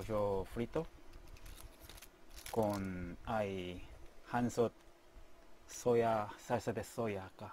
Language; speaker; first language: Spanish; non-native, learner; Korean